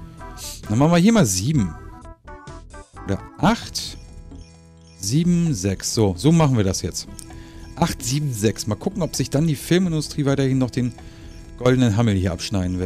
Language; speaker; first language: German; native; German